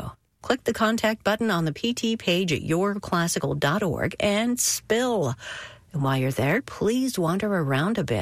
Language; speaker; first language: English; native; English